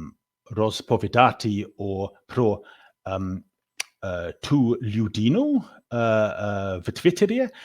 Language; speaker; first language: Ukrainian; non-native, learner; English